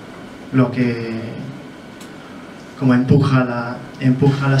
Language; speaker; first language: Spanish; non-native, fluent; English